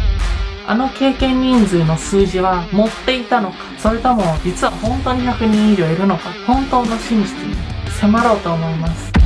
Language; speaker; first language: Japanese; native; Japanese